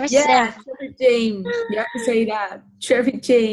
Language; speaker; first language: English; non-native, fluent; Vietnamese